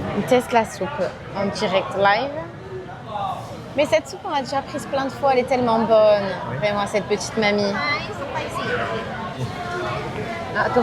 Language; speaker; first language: French; native; French